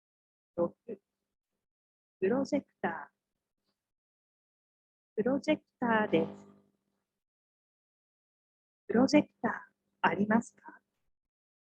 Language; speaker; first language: Japanese; non-native, learner; Indonesian